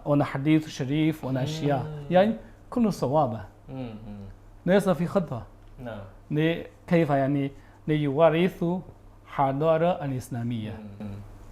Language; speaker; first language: Arabic; non-native, learner; Chinese